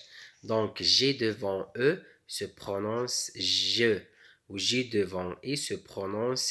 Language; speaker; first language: French; non-native, local second language; Arabic